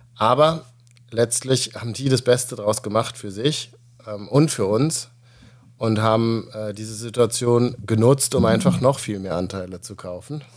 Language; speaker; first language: German; native; German